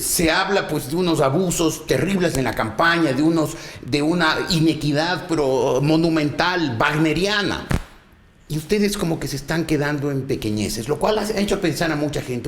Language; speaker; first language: Spanish; native; Spanish